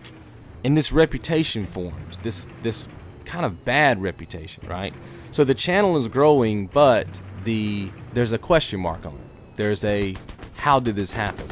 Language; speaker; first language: English; native; English